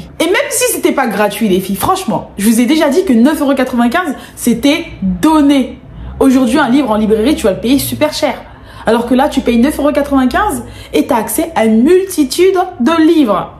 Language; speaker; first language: French; native; French